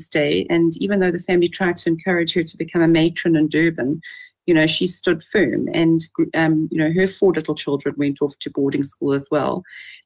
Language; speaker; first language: English; native; English